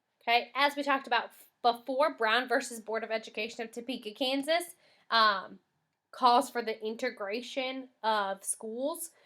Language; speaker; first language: English; native; English